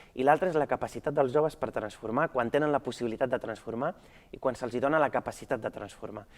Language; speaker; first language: Catalan; early bilingual, other home language; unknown